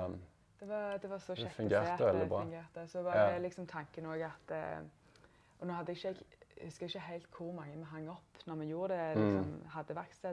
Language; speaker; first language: Norwegian; native; Norwegian